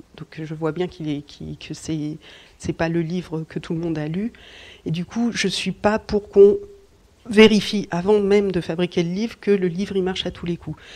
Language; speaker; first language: French; native; French